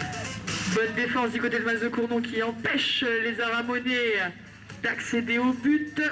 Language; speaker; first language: French; native; French